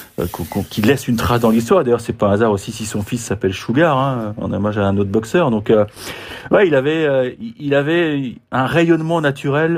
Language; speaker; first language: French; native; French